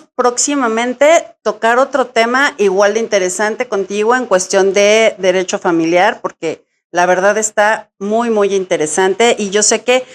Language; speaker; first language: Spanish; native; Spanish